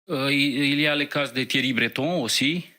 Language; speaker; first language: French; non-native, fluent; Romanian